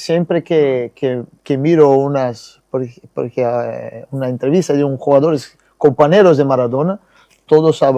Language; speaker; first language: Spanish; non-native, fluent; Portuguese